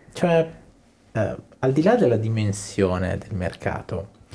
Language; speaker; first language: Italian; native; Italian